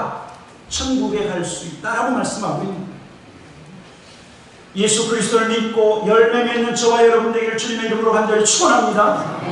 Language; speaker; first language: Korean; native; Korean